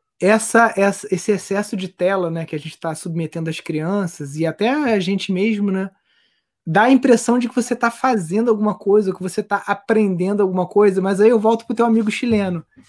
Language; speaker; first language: Portuguese; native; Portuguese